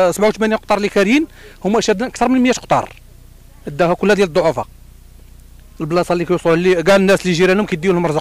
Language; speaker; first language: Arabic; native; Arabic